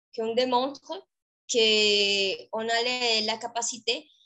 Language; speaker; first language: French; non-native, fluent; Spanish